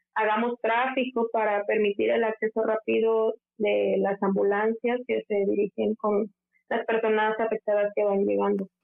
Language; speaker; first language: Spanish; native; Spanish